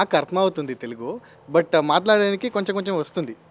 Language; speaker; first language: Telugu; non-native, learner; Kannada